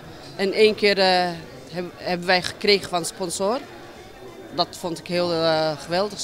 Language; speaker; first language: Dutch; non-native, local second language; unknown